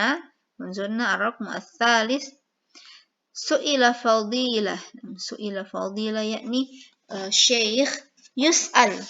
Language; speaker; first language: Arabic; non-native, fluent; Indonesian